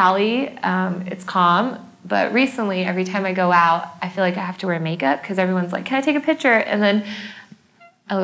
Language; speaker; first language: English; native; English